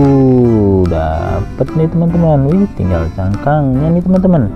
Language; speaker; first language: Indonesian; native; Indonesian